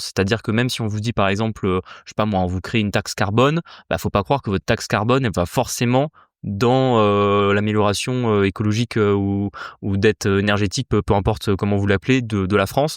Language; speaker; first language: French; native; French